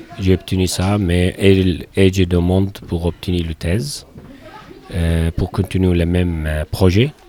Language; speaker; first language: French; non-native, learner; Arabic